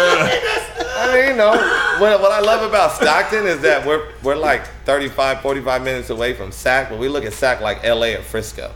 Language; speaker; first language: English; native; English